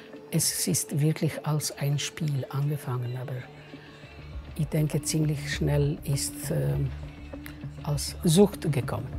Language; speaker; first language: German; non-native, fluent; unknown